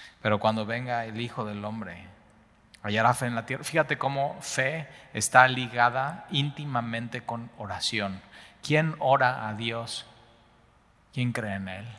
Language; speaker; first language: Spanish; native; Spanish